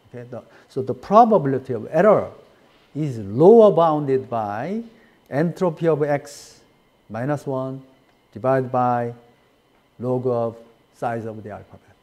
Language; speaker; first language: English; non-native, fluent; Korean